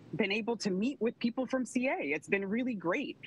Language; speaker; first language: English; native; English